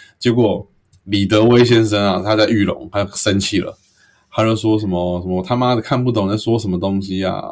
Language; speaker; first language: Chinese; native; Chinese